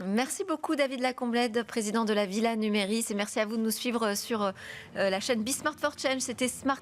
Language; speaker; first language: French; native; French